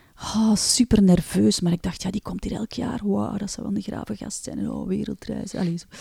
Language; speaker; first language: Dutch; native; Dutch